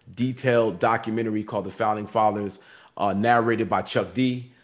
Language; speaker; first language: English; native; English